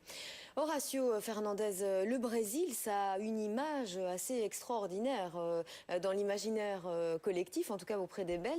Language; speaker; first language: French; native; French